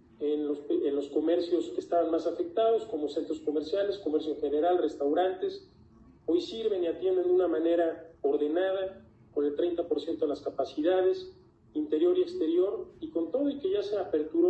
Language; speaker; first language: Spanish; native; Spanish